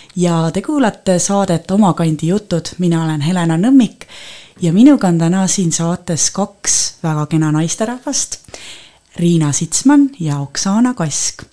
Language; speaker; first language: Estonian; native; Estonian